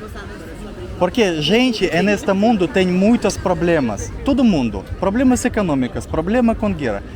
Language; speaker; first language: Portuguese; non-native, learner; Russian